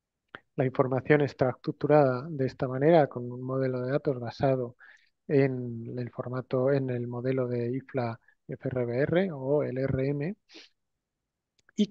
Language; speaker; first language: Spanish; native; Spanish